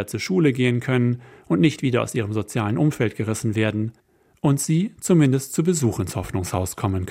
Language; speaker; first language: German; native; German